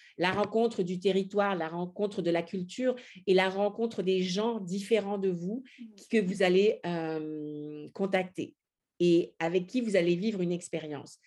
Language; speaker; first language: French; native; French